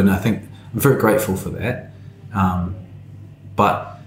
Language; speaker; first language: English; native; English